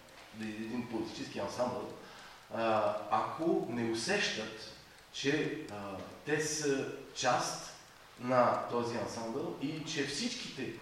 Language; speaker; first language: Bulgarian; non-native, fluent; French